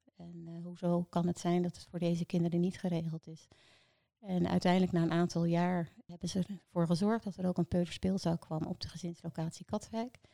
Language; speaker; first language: Dutch; native; Dutch